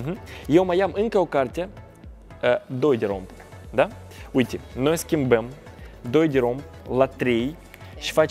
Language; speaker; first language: Romanian; non-native, local second language; Russian